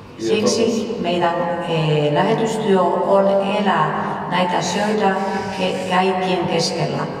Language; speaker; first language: Finnish; non-native, fluent; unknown